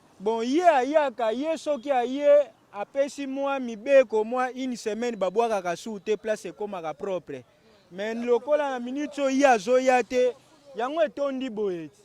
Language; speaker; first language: Lingala; native; Lingala